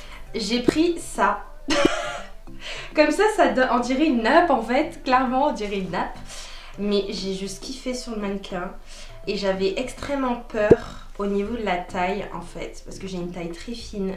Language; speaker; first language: French; native; French